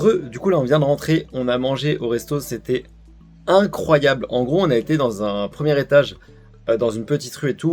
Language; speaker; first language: French; native; French